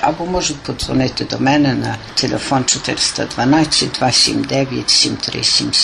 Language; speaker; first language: Ukrainian; early bilingual, heritage; Ukrainian